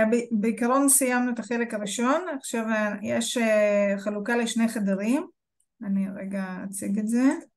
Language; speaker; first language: Hebrew; native; Hebrew